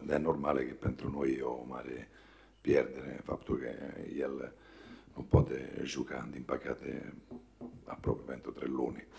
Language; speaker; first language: Romanian; non-native, fluent; Italian